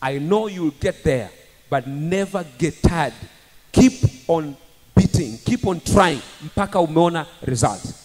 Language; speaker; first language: English; non-native, local second language; Swahili